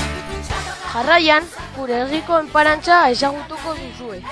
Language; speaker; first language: Basque; non-native, local second language; Spanish